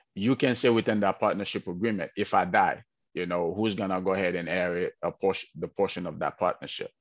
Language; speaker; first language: English; early bilingual, heritage; English